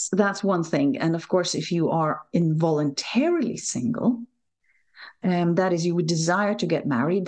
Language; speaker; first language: English; non-native, fluent; Lithuanian